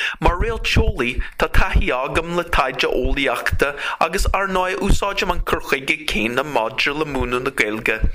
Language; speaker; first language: Irish; non-native, fluent; English